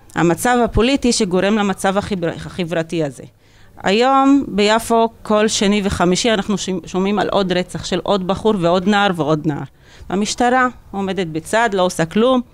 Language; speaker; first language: Hebrew; non-native, local second language; Arabic